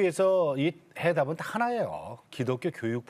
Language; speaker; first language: Korean; native; Korean